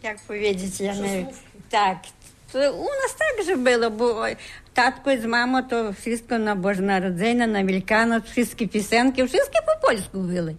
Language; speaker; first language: Polish; early bilingual, heritage; Polish